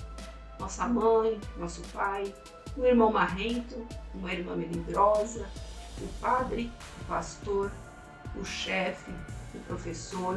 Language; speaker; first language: Portuguese; native; Portuguese